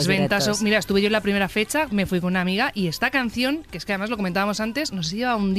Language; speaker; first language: Spanish; native; Spanish